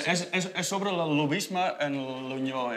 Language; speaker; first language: Catalan; non-native, fluent; Dutch